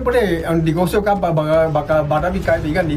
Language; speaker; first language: Filipino; non-native, learner; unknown